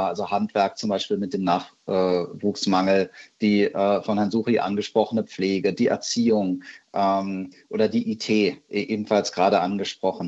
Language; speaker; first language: German; native; German